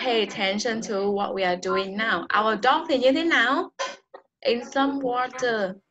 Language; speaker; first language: English; non-native, learner; Vietnamese